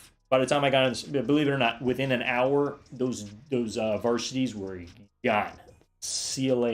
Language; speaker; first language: English; native; English